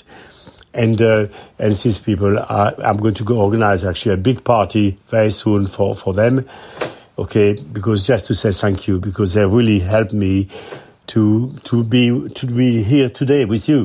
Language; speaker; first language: English; non-native, fluent; French